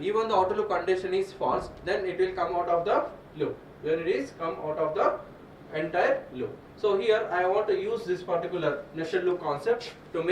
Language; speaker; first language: English; non-native, local second language; Telugu